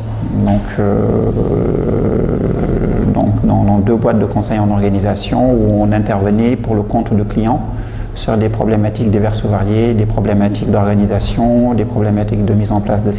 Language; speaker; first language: French; non-native, local second language; Wolof